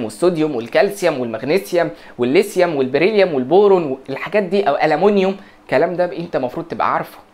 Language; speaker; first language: Arabic; native; Arabic